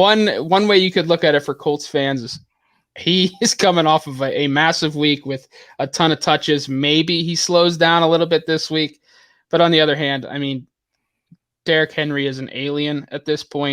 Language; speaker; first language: English; native; English